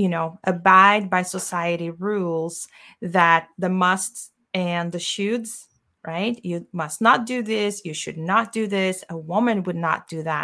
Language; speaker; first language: English; non-native, fluent; Portuguese